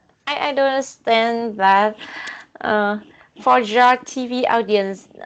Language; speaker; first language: English; non-native, learner; Vietnamese